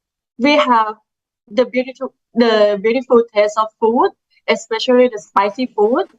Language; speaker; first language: English; non-native, learner; Thai